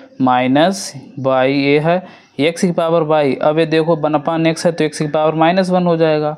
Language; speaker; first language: Hindi; native; Hindi